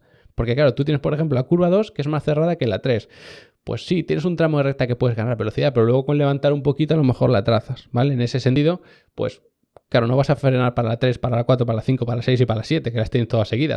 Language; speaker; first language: Spanish; native; Spanish